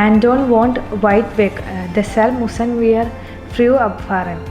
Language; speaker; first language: German; non-native, learner; Malayalam